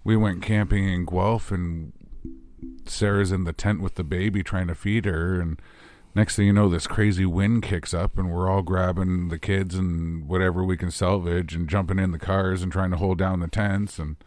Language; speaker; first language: English; native; English